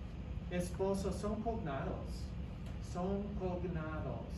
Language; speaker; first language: Spanish; non-native, fluent; English